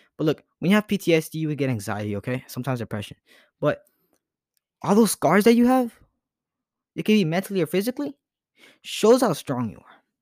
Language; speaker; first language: English; early bilingual, other home language; Spanish